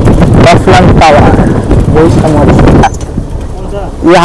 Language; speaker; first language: Hindi; non-native, local second language; Bangla